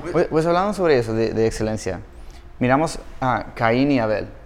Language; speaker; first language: Spanish; non-native, fluent; English